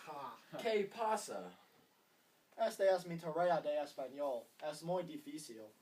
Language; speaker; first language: Spanish; non-native, learner; English